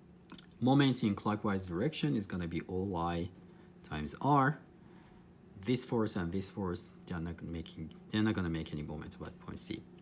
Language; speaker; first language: English; non-native, fluent; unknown